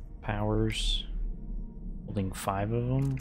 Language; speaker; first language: English; native; English